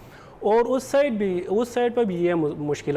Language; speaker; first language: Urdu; non-native, fluent; Pashto